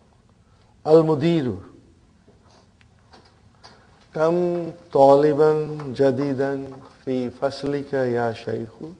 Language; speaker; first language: Arabic; non-native, fluent; Urdu